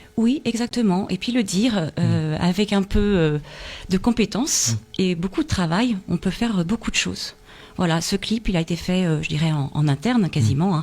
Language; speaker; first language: French; native; French